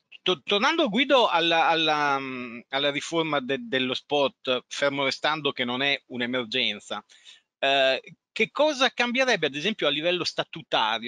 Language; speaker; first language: Italian; native; Italian